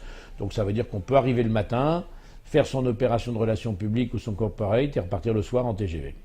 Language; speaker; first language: French; native; French